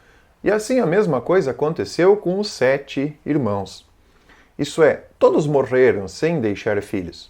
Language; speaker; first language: Portuguese; native; Portuguese